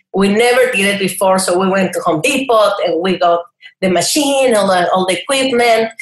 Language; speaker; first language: English; non-native, fluent; Spanish